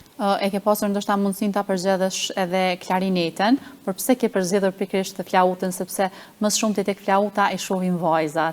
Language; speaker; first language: Albanian; native; Albanian